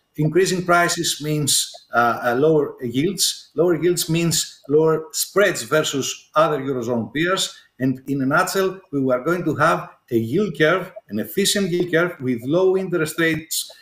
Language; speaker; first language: English; non-native, fluent; Greek